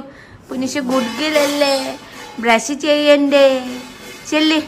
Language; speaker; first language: Malayalam; non-native, learner; Nepali